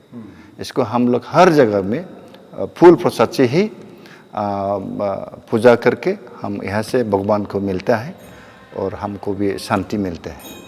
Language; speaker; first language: Hindi; non-native, local second language; Bodo